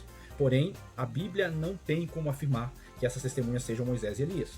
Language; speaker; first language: Portuguese; native; Portuguese